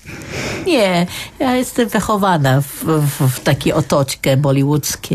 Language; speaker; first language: Polish; non-native, fluent; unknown